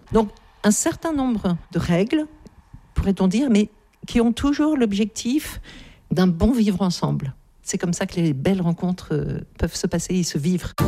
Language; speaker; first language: French; native; French